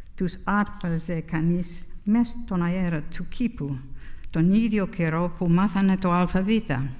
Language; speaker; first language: Greek; non-native, fluent; English